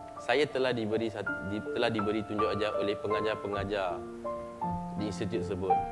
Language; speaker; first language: Malay; non-native, local second language; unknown